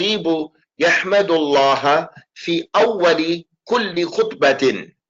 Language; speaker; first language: Arabic; non-native, fluent; English